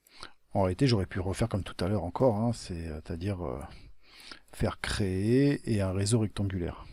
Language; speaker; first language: French; native; French